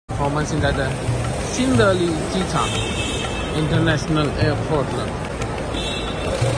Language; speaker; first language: Chinese; non-native, fluent; Hindi